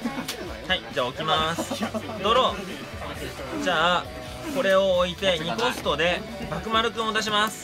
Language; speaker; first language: Japanese; native; Japanese